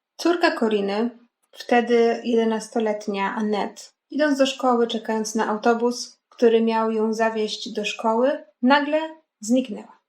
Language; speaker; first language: Polish; native; Polish